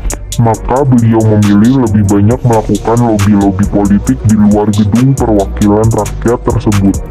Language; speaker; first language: Indonesian; native; Indonesian